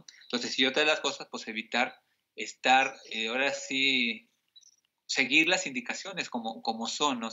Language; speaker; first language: Spanish; native; Spanish